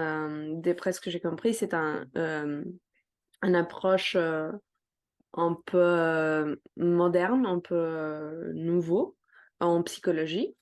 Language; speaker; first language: French; non-native, fluent; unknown